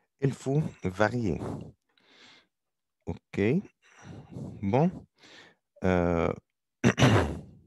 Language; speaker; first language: French; non-native, learner; Arabic